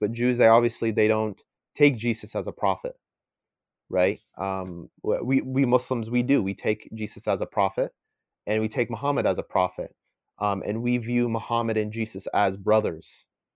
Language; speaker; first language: English; native; English